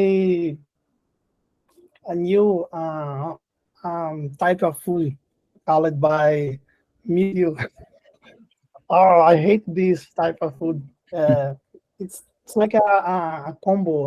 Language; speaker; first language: English; non-native, learner; Portuguese